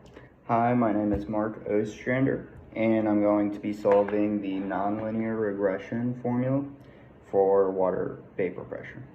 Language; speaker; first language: English; native; English